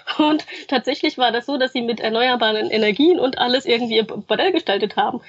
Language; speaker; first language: German; early bilingual, other home language; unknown